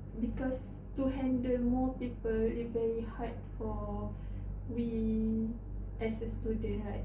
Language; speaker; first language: English; non-native, learner; Malay